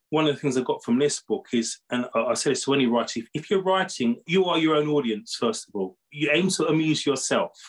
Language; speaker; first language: English; native; English